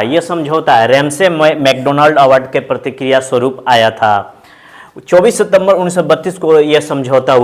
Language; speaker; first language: Hindi; native; Hindi